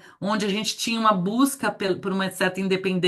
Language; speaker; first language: Portuguese; native; Portuguese